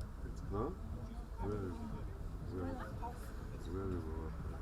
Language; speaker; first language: English; non-native, learner; Macedonian